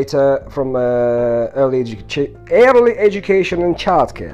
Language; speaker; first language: English; non-native, fluent; Polish